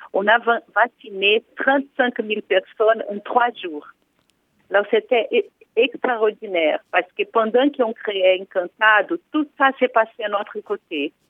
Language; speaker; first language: French; non-native, fluent; Portuguese